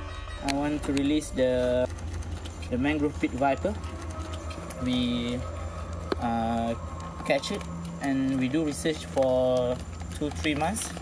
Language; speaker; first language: English; non-native, fluent; Malay